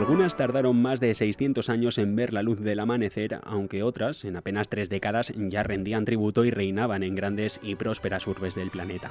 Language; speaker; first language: Spanish; native; Spanish